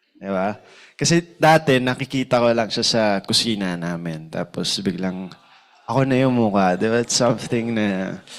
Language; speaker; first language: Filipino; native; Filipino